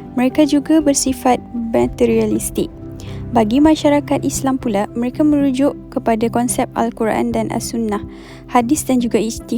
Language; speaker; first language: Malay; native; Malay